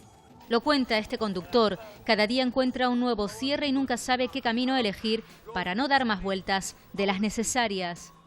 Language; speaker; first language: Spanish; native; Spanish